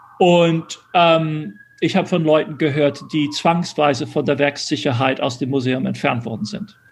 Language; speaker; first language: German; early bilingual, other home language; English